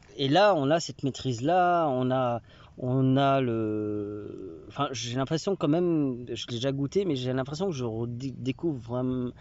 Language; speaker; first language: French; native; French